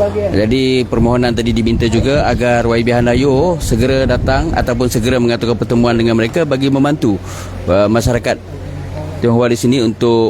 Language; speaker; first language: Malay; native; Malay